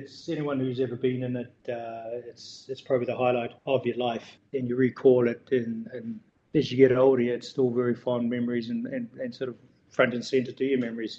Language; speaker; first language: English; native; English